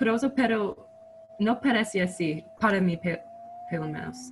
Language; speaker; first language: Spanish; non-native, learner; English